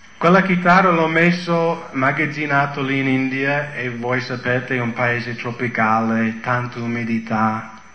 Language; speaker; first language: Italian; non-native, fluent; English